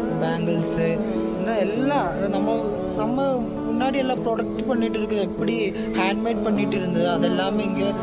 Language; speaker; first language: Tamil; non-native, learner; Malayalam